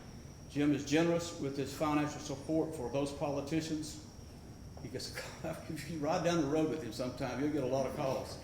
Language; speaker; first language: English; native; English